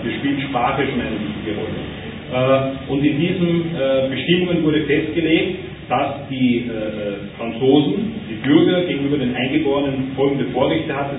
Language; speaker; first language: German; native; German